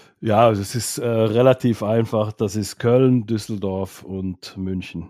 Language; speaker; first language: German; non-native, fluent; Finnish